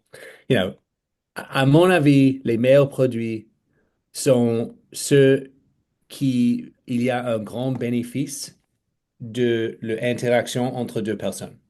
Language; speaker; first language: French; non-native, fluent; English